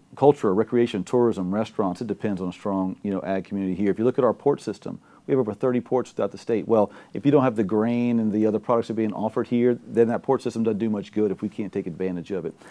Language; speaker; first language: English; native; English